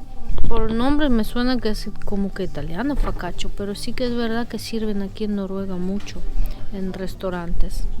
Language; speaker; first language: Spanish; non-native, fluent; Russian